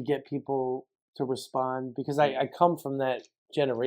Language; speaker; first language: English; native; English